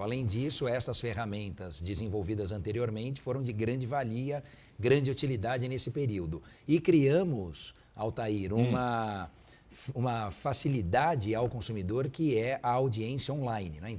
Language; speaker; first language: Portuguese; native; Portuguese